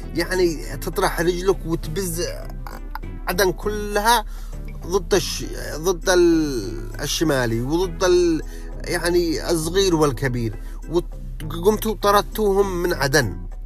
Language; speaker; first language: Arabic; early bilingual, heritage; Arabic